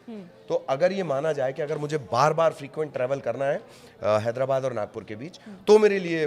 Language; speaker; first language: Hindi; native; Hindi